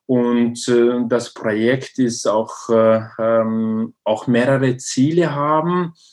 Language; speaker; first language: German; non-native, learner; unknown